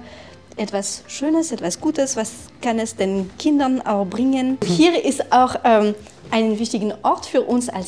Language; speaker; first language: German; non-native, fluent; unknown